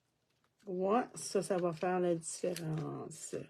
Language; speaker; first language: French; native; French